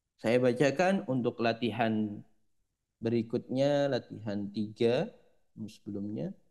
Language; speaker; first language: Indonesian; native; Indonesian